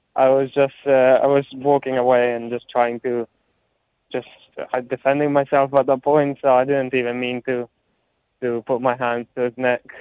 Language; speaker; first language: English; early bilingual, heritage; English